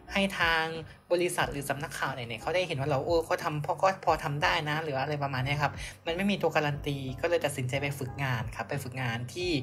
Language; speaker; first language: Thai; native; Thai